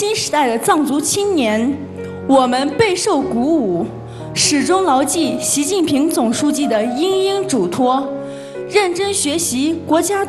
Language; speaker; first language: Chinese; non-native, local second language; Tibetan